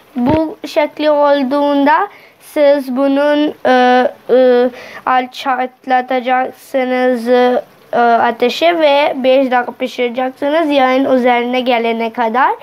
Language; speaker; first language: Turkish; non-native, learner; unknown